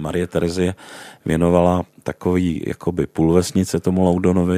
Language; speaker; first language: Czech; native; Czech